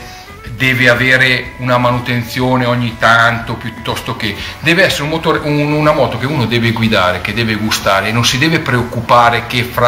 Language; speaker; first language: Italian; native; Italian